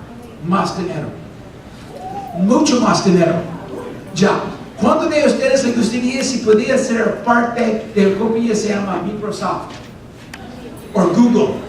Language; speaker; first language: Spanish; non-native, fluent; English